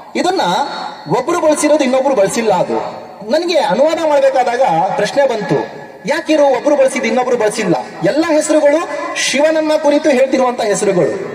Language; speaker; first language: Kannada; non-native, local second language; Urdu